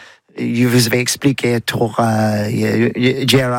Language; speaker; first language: French; non-native, learner; English